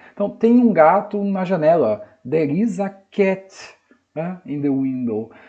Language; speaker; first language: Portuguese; native; Portuguese